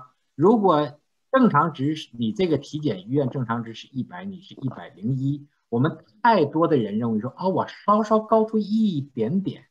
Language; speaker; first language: Chinese; native; Chinese